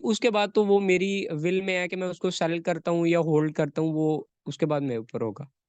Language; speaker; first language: Urdu; non-native, local second language; Saraiki